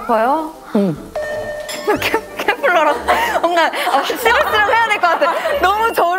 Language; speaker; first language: Korean; non-native, fluent; Japanese